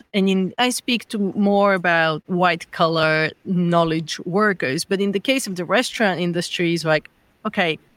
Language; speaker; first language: English; non-native, fluent; Bulgarian